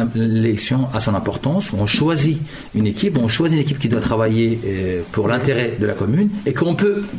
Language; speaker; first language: French; early bilingual, other home language; Turkish